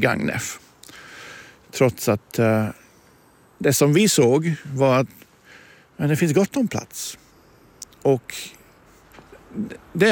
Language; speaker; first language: Swedish; non-native, fluent; English